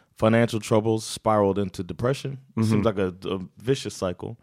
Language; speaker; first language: English; native; English